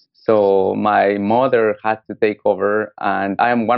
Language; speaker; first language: English; non-native, fluent; Spanish